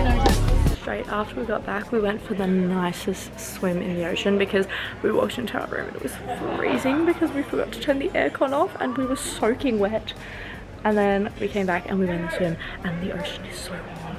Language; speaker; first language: English; native; English